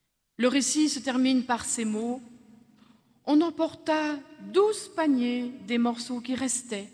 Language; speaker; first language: French; native; French